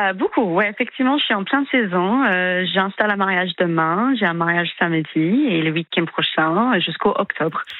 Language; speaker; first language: French; non-native, fluent; English